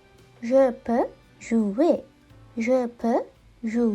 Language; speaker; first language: French; non-native, fluent; Sinhala